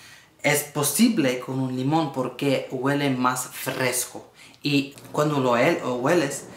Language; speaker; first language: Spanish; non-native, learner; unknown